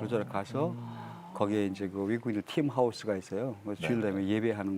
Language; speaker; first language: Korean; native; Korean